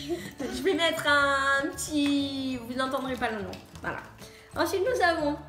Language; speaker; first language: French; native; French